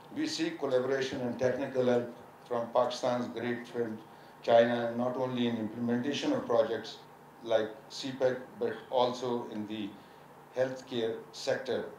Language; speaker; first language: English; non-native, local second language; Pashto